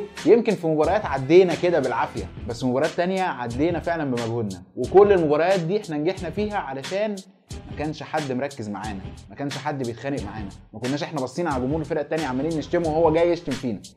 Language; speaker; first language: Arabic; native; Arabic